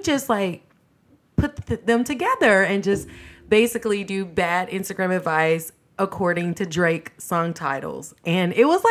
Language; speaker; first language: English; native; English